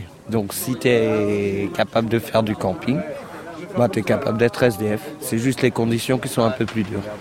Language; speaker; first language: French; native; French